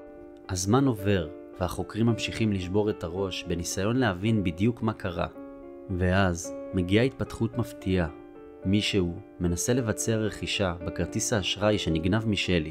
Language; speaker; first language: Hebrew; native; Hebrew